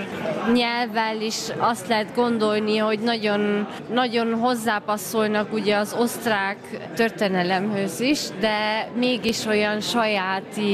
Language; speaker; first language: Hungarian; early bilingual, heritage; German